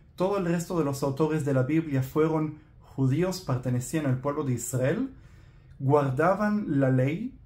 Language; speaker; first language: Spanish; non-native, fluent; Hebrew